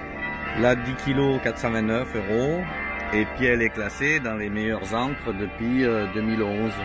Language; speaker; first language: French; native; French